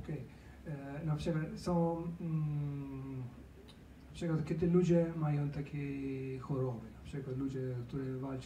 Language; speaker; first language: Polish; non-native, learner; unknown